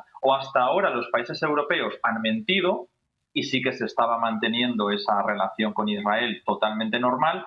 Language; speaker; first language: Spanish; native; Spanish